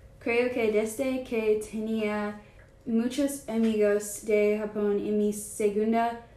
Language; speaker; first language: Spanish; non-native, learner; English